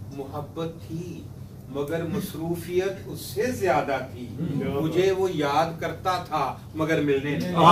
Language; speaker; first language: Urdu; non-native, local second language; Punjabi